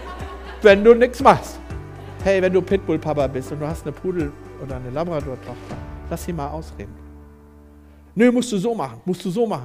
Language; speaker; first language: German; native; German